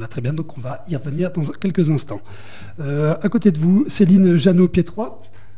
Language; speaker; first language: French; native; French